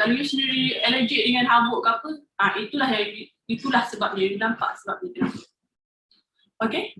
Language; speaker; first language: Malay; native; Malay